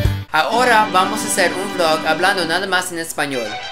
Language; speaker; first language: Spanish; non-native, learner; English